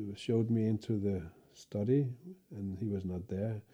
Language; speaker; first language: English; non-native, fluent; Danish